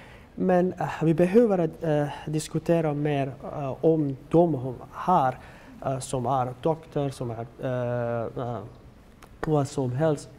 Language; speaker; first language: Swedish; non-native, learner; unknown